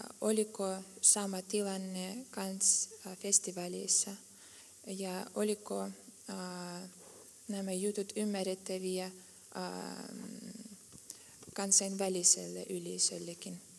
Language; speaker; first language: Finnish; non-native, fluent; Russian